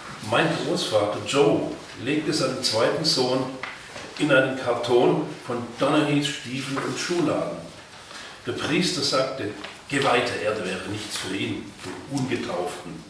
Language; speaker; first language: German; native; German